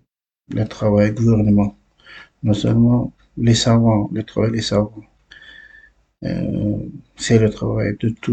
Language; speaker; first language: French; non-native, learner; Uzbek